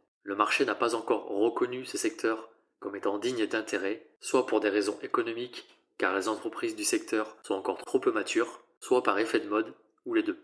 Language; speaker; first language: French; native; French